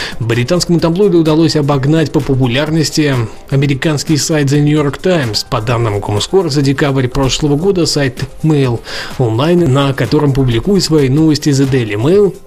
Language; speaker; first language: Russian; native; Russian